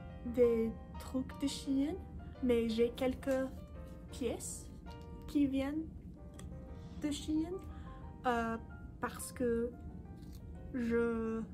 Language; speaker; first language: French; non-native, learner; English